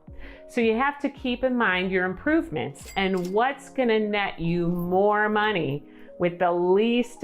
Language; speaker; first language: English; native; English